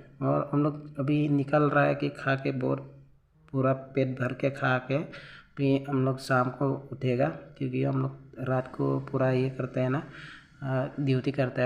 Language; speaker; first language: Hindi; non-native, local second language; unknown